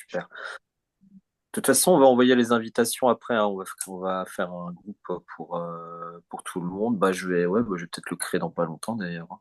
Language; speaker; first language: French; native; French